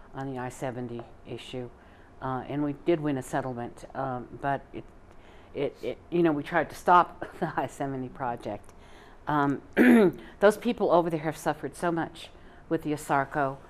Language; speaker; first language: English; native; English